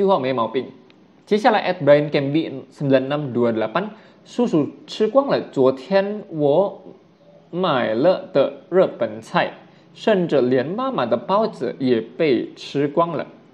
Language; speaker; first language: Chinese; non-native, fluent; Indonesian